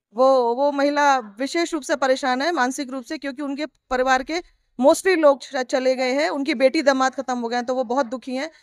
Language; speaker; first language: Hindi; native; Hindi